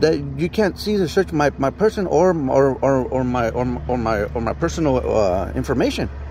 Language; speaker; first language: English; early bilingual, other home language; Spanish